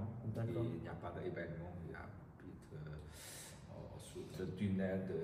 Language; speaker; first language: French; non-native, learner; Chinese